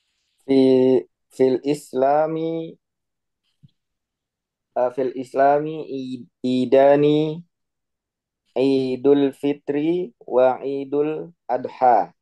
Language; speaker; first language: Arabic; non-native, learner; Indonesian